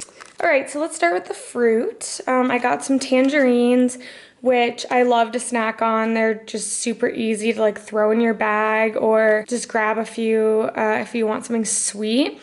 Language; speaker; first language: English; native; English